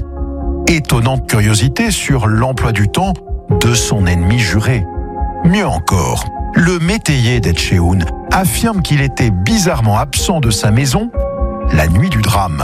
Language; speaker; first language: French; native; French